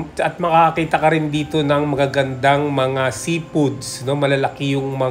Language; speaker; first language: Filipino; native; Filipino